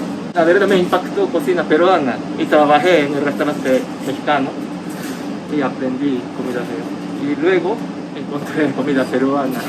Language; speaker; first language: Spanish; non-native, fluent; Japanese